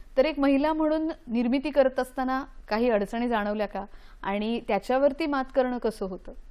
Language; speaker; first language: Marathi; native; Marathi